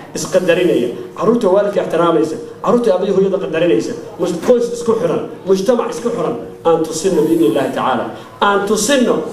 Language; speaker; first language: Somali; native; Somali